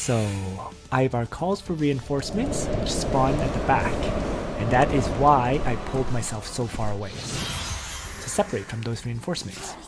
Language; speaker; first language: English; native; English